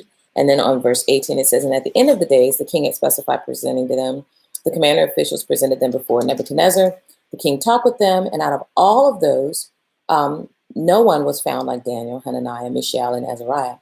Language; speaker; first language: English; native; English